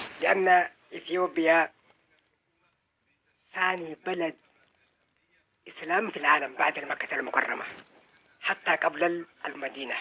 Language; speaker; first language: Arabic; non-native, fluent; Oromo